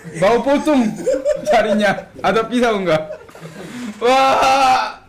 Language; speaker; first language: Indonesian; non-native, fluent; Korean